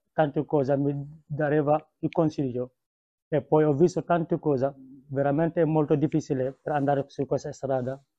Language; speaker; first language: Italian; non-native, learner; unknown